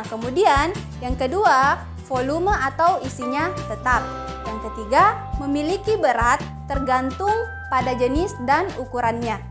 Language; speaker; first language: Indonesian; native; Indonesian